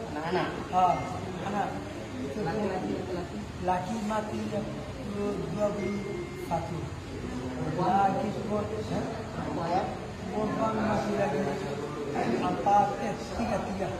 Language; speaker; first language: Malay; non-native, learner; Rohingya